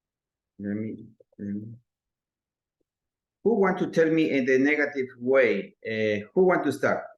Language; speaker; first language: English; non-native, learner; Spanish